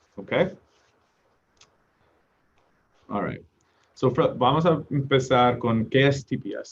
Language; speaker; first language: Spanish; non-native, learner; English